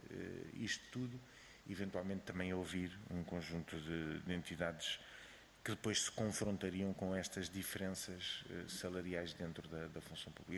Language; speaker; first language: Portuguese; native; Portuguese